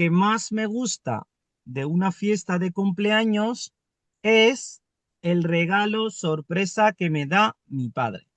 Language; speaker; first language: Spanish; non-native, fluent; Urdu